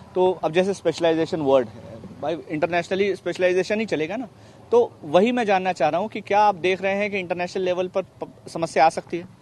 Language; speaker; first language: Hindi; native; Hindi